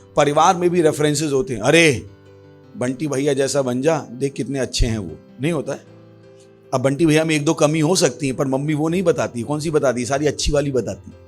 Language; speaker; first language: Hindi; native; Hindi